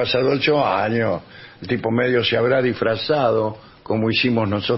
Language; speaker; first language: Spanish; native; Spanish